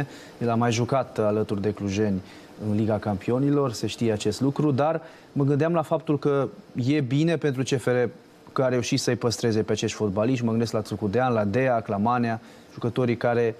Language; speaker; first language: Romanian; native; Romanian